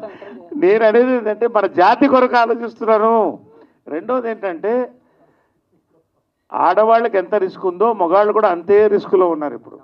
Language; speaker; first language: Telugu; native; Telugu